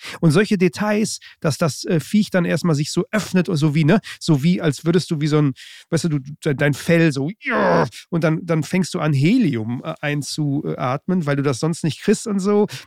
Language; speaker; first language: German; native; German